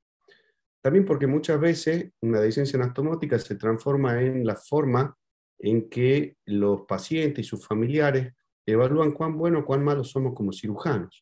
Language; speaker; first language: Spanish; native; Spanish